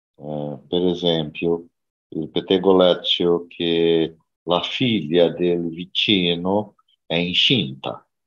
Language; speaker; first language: Italian; non-native, learner; Portuguese